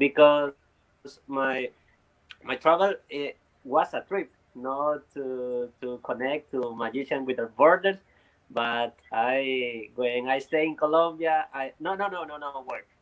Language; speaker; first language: English; non-native, learner; Spanish